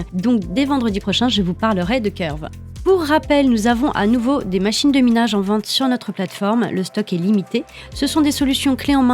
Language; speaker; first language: French; native; French